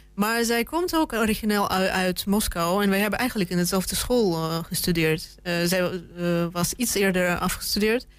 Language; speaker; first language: Dutch; non-native, fluent; Russian